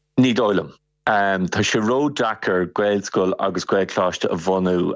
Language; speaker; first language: Irish; non-native, local second language; English